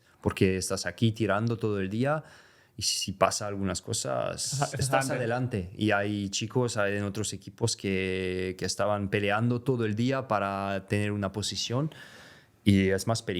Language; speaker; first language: Spanish; non-native, fluent; French